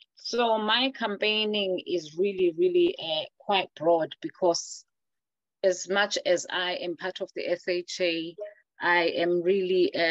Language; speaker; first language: English; non-native, local second language; Zulu